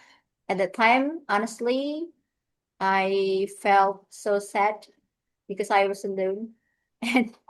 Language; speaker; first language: English; non-native, fluent; Indonesian